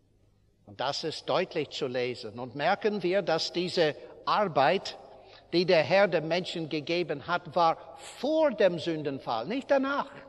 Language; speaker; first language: German; non-native, fluent; English